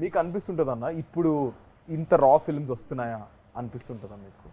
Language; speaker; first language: Telugu; native; Telugu